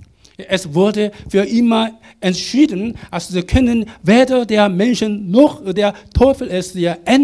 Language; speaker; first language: German; non-native, learner; Korean